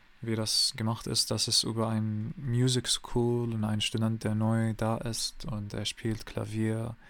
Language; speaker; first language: German; non-native, learner; English